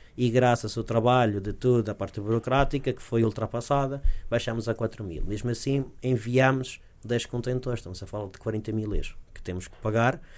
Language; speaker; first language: Portuguese; early bilingual, heritage; Portuguese